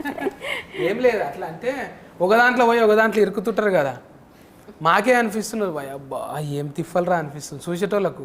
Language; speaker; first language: Telugu; native; Telugu